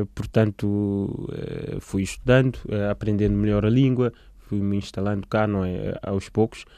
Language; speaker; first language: Portuguese; non-native, fluent; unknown